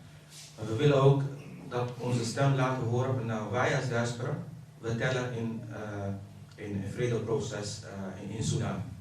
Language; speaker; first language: Dutch; non-native, fluent; Arabic